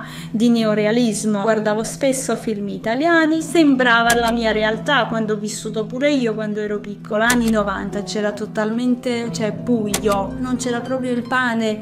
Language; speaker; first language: Italian; non-native, fluent; Georgian